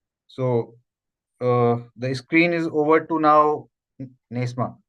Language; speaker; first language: English; non-native, local second language; Hindi